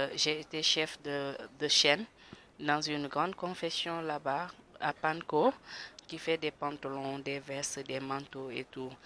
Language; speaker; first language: French; non-native, local second language; Wolof